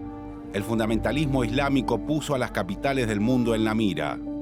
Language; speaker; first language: Spanish; native; Spanish